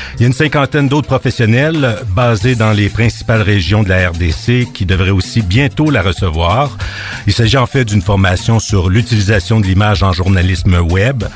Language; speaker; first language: French; native; French